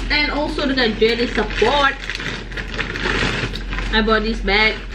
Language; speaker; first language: English; non-native, local second language; Malay